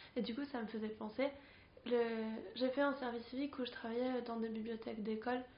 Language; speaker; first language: French; non-native, fluent; Spanish